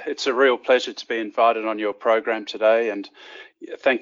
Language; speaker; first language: English; native; English